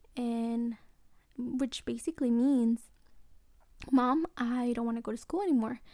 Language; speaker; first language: English; early bilingual, other home language; Mixtepec Mixtec